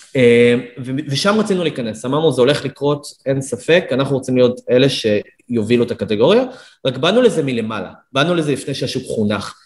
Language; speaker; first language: Hebrew; native; Hebrew